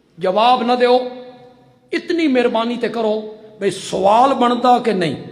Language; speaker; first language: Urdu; non-native, local second language; Punjabi